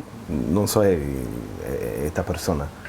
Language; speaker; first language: Spanish; non-native, learner; English